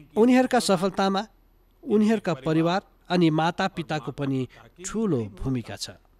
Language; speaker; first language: Nepali; native; Nepali